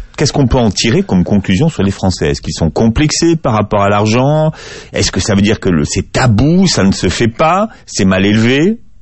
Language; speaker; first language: French; native; French